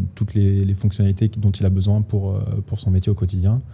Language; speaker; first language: French; native; French